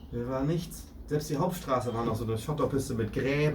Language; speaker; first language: German; native; German